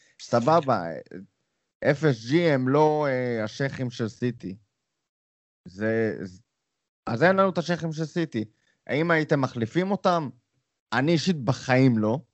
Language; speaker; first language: Hebrew; native; Hebrew